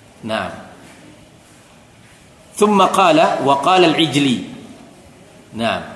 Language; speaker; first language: Arabic; non-native, fluent; Indonesian